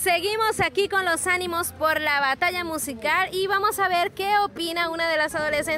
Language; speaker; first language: Spanish; native; Spanish